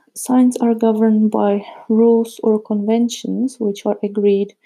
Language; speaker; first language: English; non-native, fluent; Czech